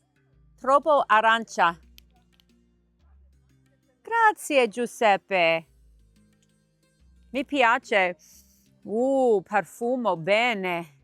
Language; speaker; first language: Italian; non-native, learner; English